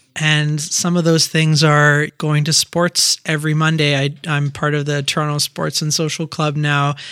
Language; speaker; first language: English; native; English